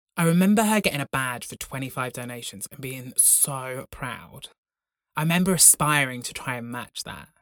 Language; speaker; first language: English; native; English